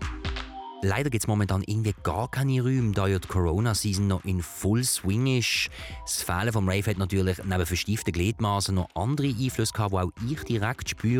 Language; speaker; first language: German; native; German